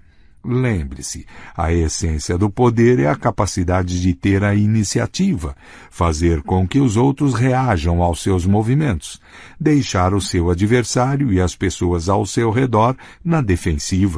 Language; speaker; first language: Portuguese; native; Portuguese